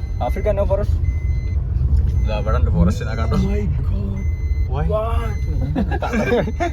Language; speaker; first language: English; non-native, learner; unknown